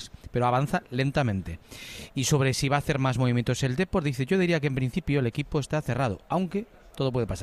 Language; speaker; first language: Spanish; native; Spanish